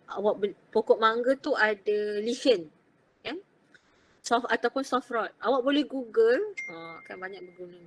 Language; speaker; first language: Malay; native; Malay